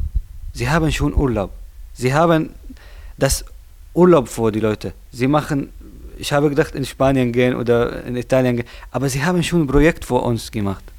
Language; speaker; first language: German; non-native, learner; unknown